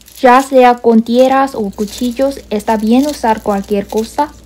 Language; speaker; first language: Spanish; non-native, learner; Korean